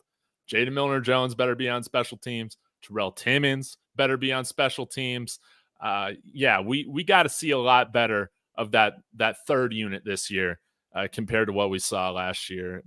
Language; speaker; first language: English; native; English